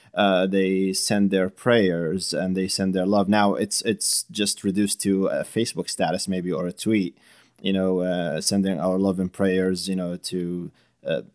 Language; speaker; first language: English; non-native, fluent; Arabic